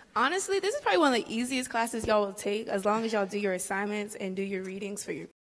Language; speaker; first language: English; native; English